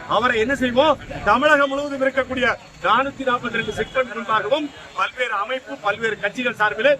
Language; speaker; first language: Tamil; native; Tamil